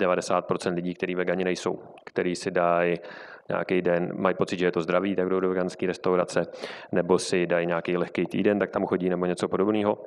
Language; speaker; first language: Czech; native; Czech